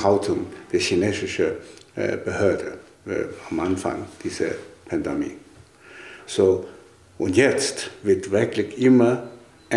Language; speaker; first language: German; non-native, fluent; Chinese